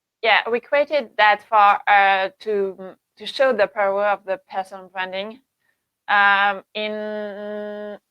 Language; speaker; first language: English; non-native, learner; French